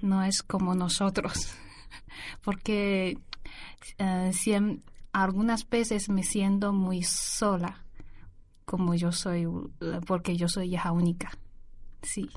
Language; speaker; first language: Spanish; non-native, learner; Chinese